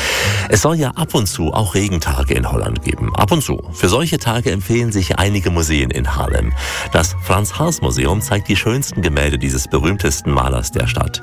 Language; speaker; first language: German; native; German